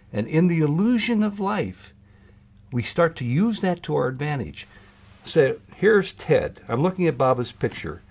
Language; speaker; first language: English; native; English